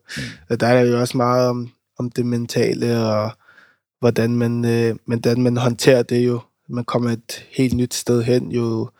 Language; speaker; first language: Danish; early bilingual, other home language; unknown